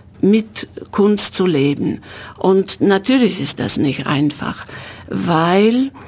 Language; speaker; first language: German; non-native, fluent; Polish